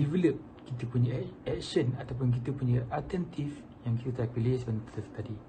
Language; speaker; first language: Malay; native; Malay